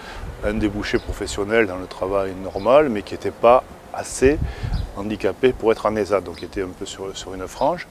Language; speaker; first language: French; native; French